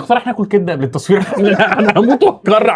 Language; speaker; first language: Arabic; native; Arabic